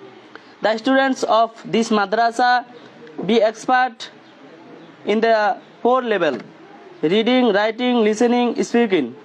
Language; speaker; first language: English; non-native, learner; Bangla